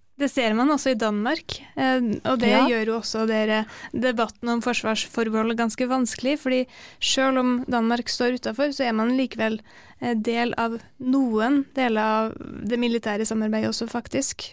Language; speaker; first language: Norwegian; native; Norwegian